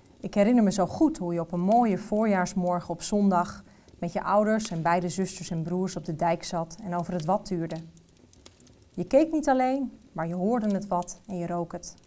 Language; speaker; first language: Dutch; native; Dutch